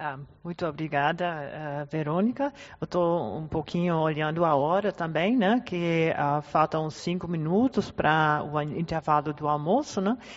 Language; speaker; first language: Portuguese; non-native, fluent; German